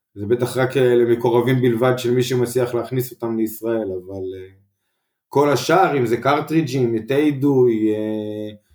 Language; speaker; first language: Hebrew; native; Hebrew